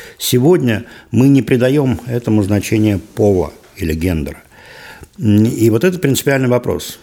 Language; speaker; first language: Russian; native; Russian